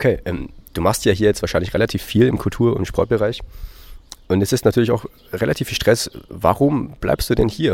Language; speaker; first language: German; native; German